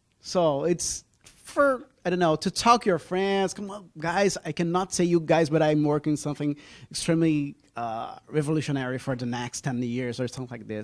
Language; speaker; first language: English; non-native, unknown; Portuguese